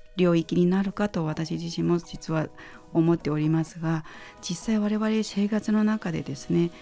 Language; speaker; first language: Japanese; non-native, fluent; Chinese